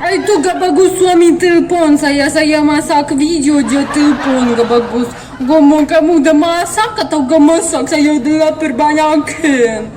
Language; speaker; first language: Indonesian; non-native, learner; Russian